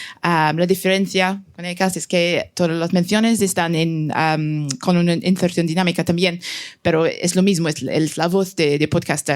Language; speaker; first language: Spanish; non-native, fluent; French